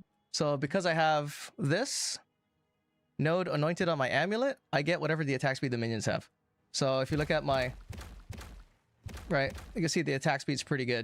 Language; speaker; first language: English; native; English